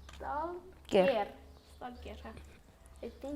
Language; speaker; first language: Armenian; native; Armenian